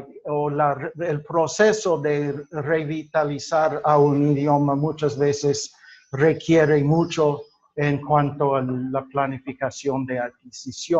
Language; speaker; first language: Spanish; non-native, fluent; English